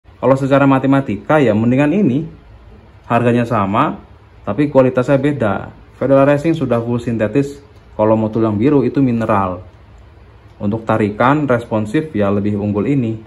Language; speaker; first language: Indonesian; non-native, local second language; Sundanese